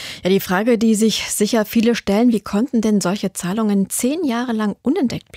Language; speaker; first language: German; native; German